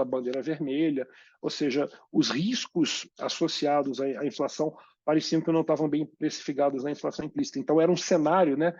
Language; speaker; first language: Portuguese; native; Portuguese